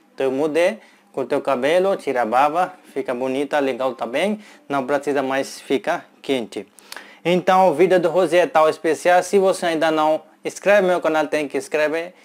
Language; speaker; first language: Portuguese; non-native, learner; Hindi